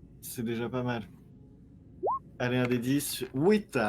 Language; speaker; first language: French; native; French